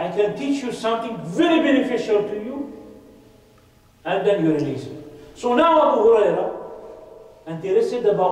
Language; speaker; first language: English; non-native, fluent; Arabic